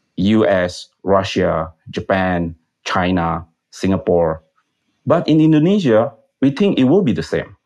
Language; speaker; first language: English; non-native, fluent; Indonesian